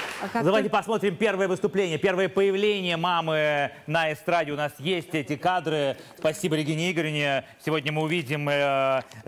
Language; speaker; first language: Russian; native; Russian